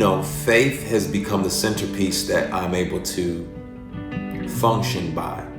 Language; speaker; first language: English; native; English